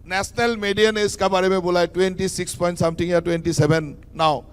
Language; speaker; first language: Hindi; non-native, local second language; Assamese